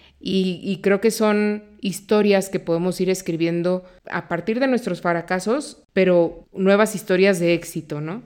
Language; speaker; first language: Spanish; native; Spanish